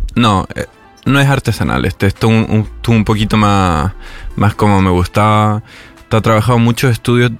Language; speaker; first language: Spanish; native; Spanish